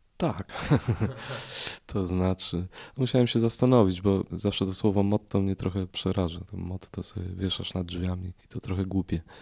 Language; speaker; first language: Polish; native; Polish